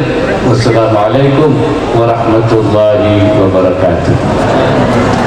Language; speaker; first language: Arabic; non-native, fluent; Indonesian